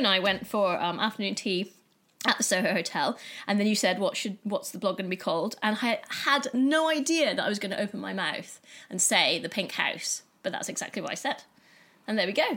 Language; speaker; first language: English; native; English